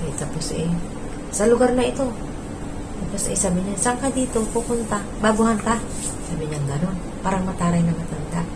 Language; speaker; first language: Filipino; non-native, local second language; Iloko